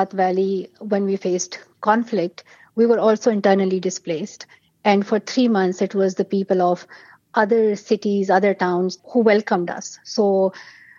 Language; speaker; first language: English; non-native, local second language; Pashto